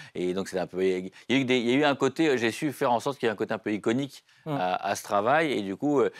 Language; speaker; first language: French; native; French